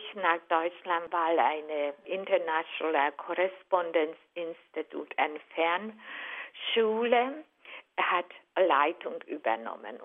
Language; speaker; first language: German; non-native, fluent; Hungarian